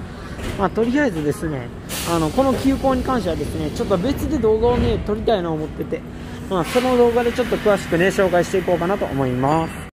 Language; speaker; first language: Japanese; native; Japanese